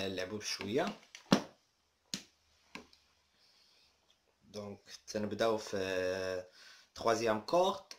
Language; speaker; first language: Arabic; native; Arabic